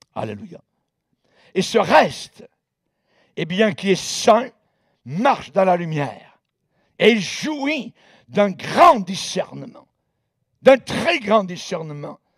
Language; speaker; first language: French; native; French